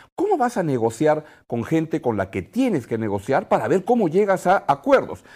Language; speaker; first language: Spanish; native; Spanish